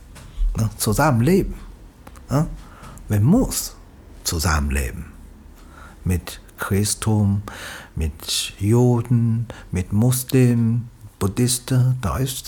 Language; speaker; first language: German; non-native, learner; Chinese